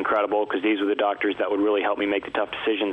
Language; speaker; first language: English; native; English